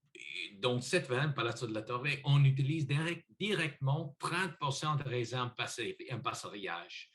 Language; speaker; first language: French; non-native, learner; English